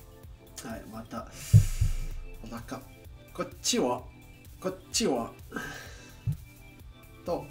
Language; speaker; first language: Japanese; non-native, learner; English